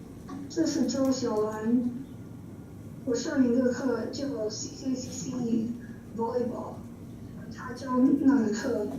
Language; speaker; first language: Chinese; early bilingual, heritage; Chinese